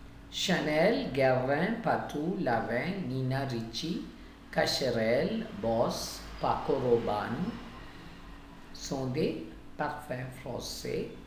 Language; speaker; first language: French; non-native, fluent; Tamil